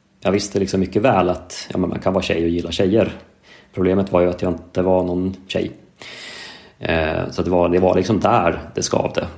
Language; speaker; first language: Swedish; native; Swedish